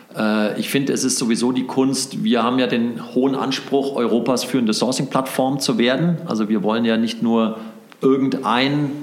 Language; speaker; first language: German; native; German